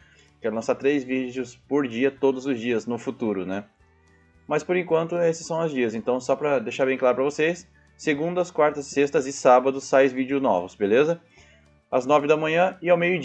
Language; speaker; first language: Portuguese; native; Portuguese